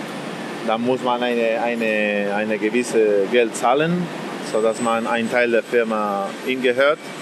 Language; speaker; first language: German; non-native, fluent; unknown